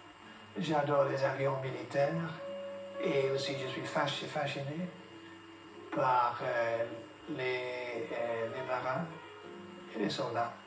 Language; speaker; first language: French; non-native, fluent; English